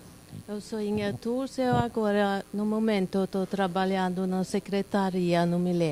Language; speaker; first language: Portuguese; non-native, learner; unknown